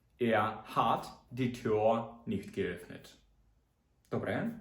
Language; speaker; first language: German; non-native, fluent; Ukrainian